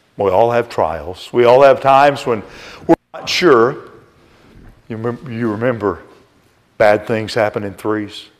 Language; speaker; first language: English; native; English